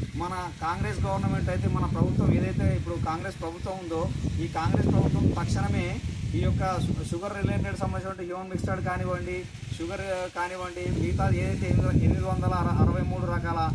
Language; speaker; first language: Telugu; native; Telugu